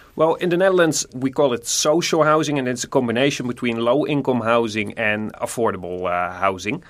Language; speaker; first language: English; non-native, fluent; Dutch